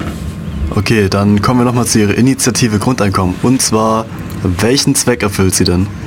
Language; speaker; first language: German; native; German